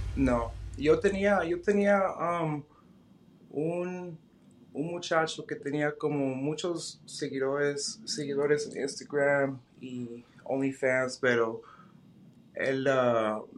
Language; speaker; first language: Spanish; early bilingual, heritage; Spanish